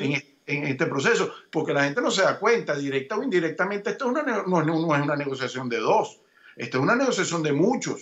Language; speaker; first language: Spanish; native; Spanish